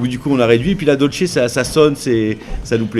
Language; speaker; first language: French; native; French